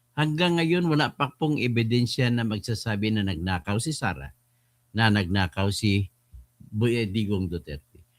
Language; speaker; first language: Filipino; non-native, local second language; Hiligaynon